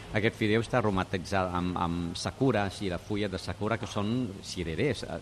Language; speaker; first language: Catalan; non-native, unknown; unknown